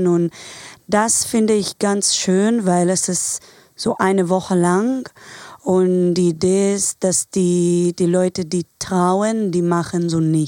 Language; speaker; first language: German; non-native, fluent; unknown